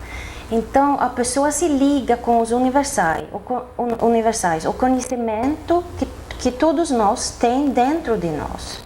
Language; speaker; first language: Portuguese; non-native, fluent; Swedish